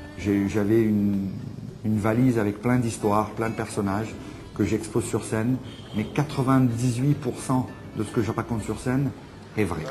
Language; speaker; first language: French; native; French